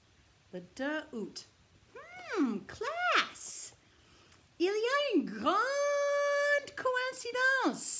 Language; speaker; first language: French; non-native, fluent; English